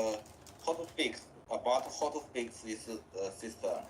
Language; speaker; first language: English; non-native, learner; Chinese